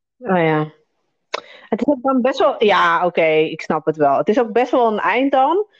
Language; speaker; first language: Dutch; native; Dutch